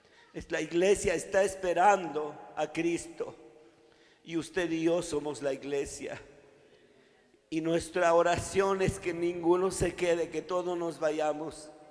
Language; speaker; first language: Spanish; native; Spanish